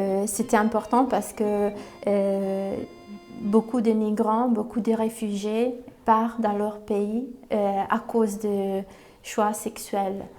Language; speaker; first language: French; non-native, fluent; Italian